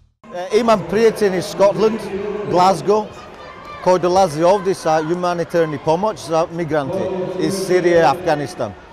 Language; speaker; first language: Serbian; non-native, learner; English